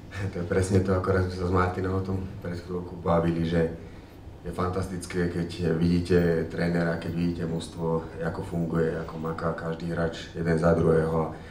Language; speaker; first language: Slovak; native; Slovak